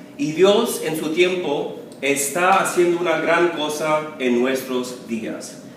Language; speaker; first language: Spanish; early bilingual, other home language; English